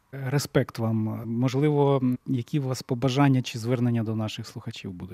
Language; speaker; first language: Ukrainian; native; Ukrainian